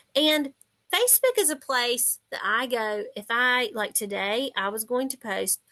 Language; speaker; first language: English; native; English